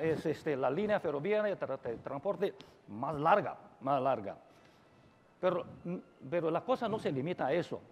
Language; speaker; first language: Spanish; non-native, fluent; Chinese